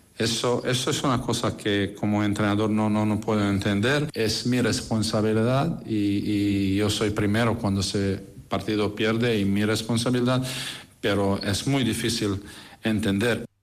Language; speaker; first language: Spanish; non-native, learner; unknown